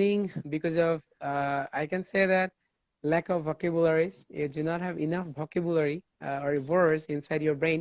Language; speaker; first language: English; non-native, fluent; Bangla